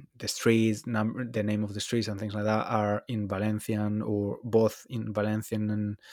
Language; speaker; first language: English; non-native, fluent; Spanish